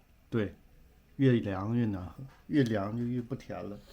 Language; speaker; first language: Chinese; native; Chinese